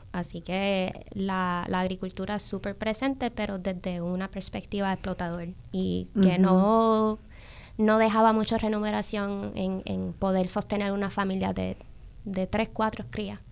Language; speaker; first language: Spanish; early bilingual, heritage; Spanish